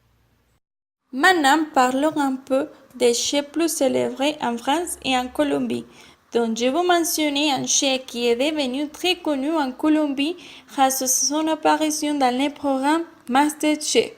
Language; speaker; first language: French; non-native, learner; Spanish